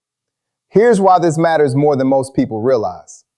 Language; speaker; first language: English; native; English